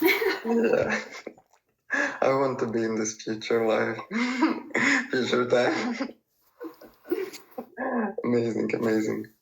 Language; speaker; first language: English; non-native, fluent; Russian